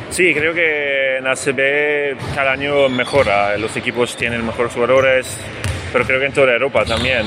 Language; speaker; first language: Spanish; non-native, fluent; Swedish